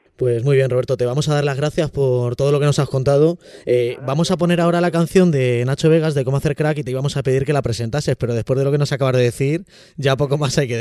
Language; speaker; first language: Spanish; native; Spanish